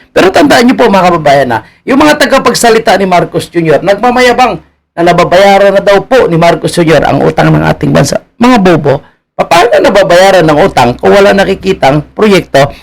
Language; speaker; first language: Filipino; native; Filipino